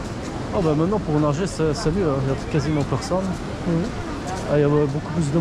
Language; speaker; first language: French; early bilingual, other home language; Polish